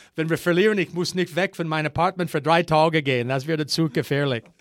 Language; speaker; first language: German; non-native, learner; English